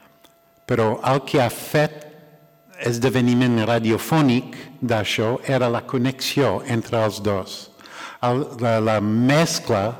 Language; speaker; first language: Catalan; non-native, learner; English